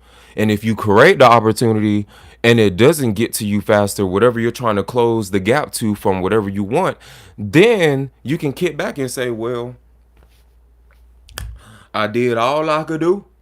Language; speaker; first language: English; native; English